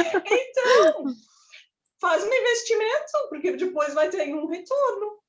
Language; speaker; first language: Portuguese; non-native, fluent; English